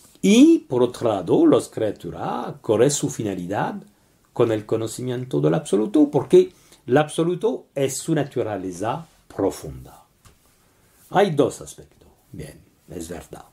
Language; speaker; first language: Spanish; non-native, learner; French